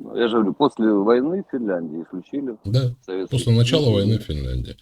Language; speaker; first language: Russian; native; Russian